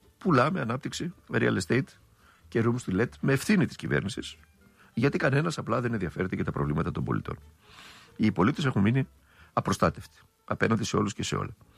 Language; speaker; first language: Greek; native; Greek